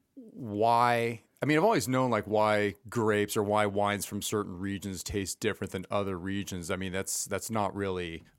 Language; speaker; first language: English; early bilingual, other home language; Spanish